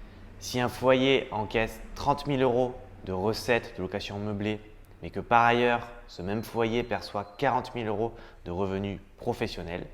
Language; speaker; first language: French; native; French